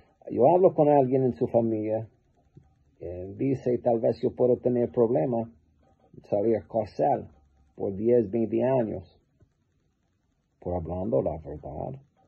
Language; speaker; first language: Spanish; non-native, learner; English